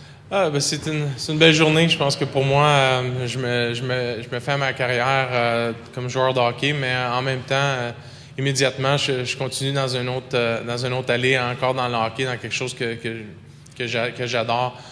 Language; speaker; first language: French; native; French